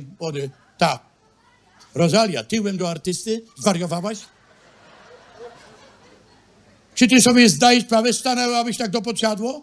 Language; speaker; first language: Polish; native; Polish